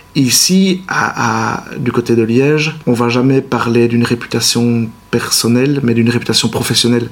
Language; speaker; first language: French; native; French